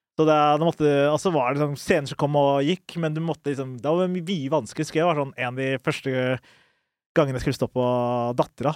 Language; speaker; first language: Norwegian; early bilingual, other home language; Somali